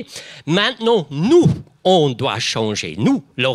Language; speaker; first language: French; non-native, local second language; German